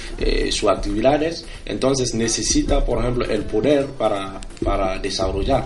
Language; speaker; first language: Spanish; non-native, fluent; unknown